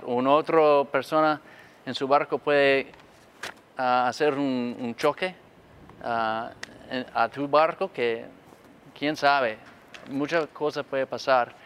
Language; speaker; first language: Spanish; non-native, fluent; English